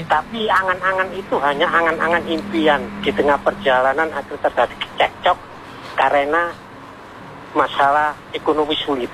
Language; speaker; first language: Indonesian; non-native, local second language; Javanese